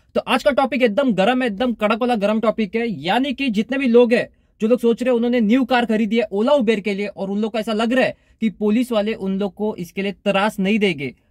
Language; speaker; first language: Hindi; non-native, local second language; Marathi